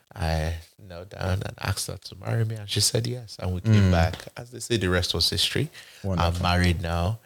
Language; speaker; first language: English; non-native, local second language; Bini